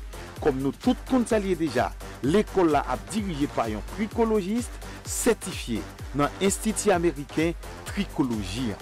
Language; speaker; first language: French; non-native, local second language; Haitian Creole